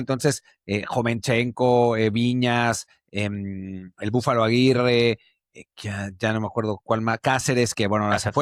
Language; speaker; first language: Spanish; native; Spanish